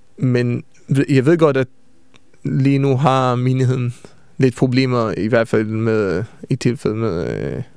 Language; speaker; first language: Danish; early bilingual, heritage; Danish